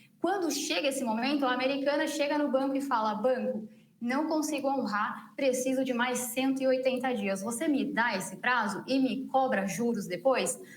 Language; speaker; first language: Portuguese; native; Portuguese